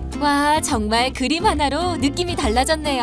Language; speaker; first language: Korean; native; Korean